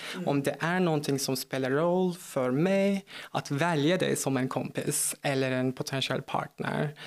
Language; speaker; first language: Swedish; non-native, fluent; Turkish